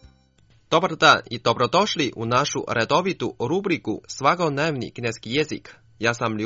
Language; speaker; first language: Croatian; non-native, fluent; Chinese